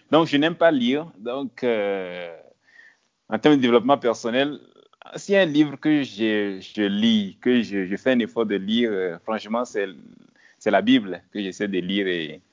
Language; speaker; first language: French; non-native, local second language; Ewe